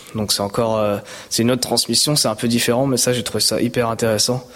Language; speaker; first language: French; native; French